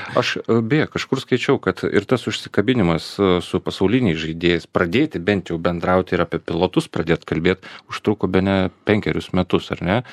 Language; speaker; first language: Lithuanian; native; Lithuanian